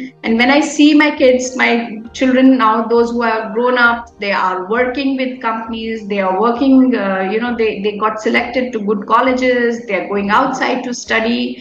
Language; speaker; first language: English; non-native, local second language; Hindi